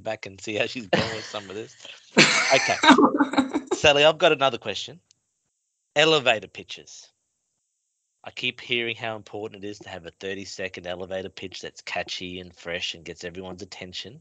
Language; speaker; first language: English; native; English